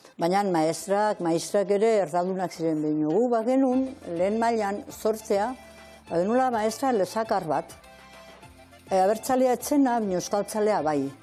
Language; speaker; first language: Basque; native; Basque